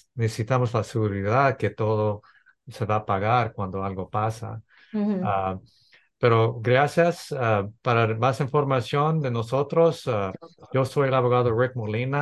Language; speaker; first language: Spanish; early bilingual, heritage; English